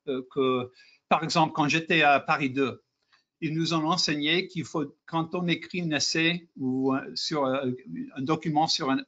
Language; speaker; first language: French; non-native, fluent; English